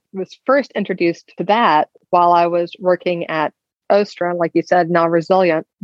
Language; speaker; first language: English; native; English